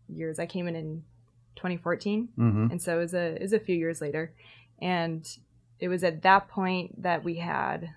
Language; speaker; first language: English; native; English